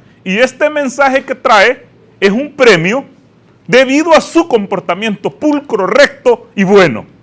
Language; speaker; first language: Spanish; native; Spanish